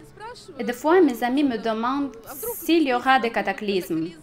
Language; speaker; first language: French; non-native, fluent; Russian